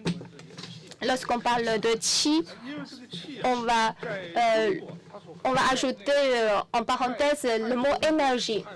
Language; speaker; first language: French; non-native, fluent; Chinese